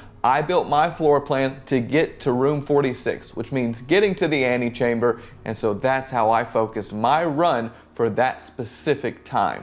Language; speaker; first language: English; native; English